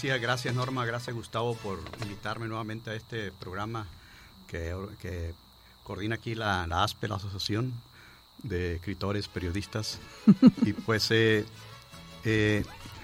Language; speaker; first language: Spanish; native; Spanish